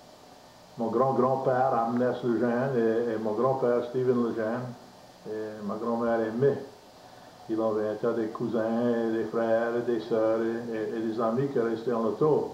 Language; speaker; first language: French; native; French